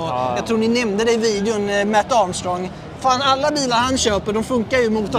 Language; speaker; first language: Swedish; native; Swedish